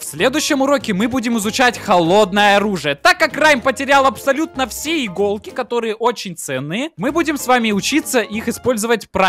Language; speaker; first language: Russian; native; Russian